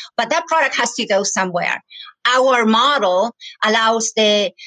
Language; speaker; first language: English; non-native, fluent; Spanish